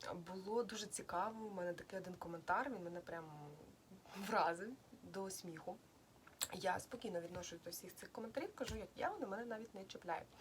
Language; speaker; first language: Ukrainian; non-native, local second language; Russian